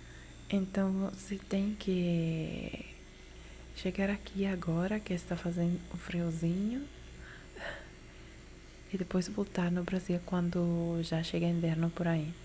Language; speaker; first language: Portuguese; non-native, learner; Italian